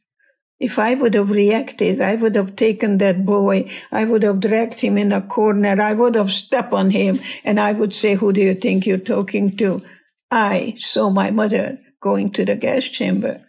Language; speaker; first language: English; non-native, fluent; Hungarian